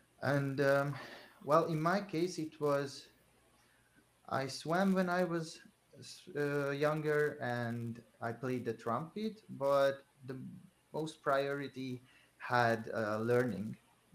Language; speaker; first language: English; non-native, fluent; Hungarian